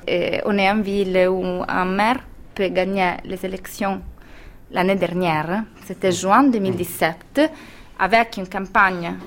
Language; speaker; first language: French; non-native, fluent; Italian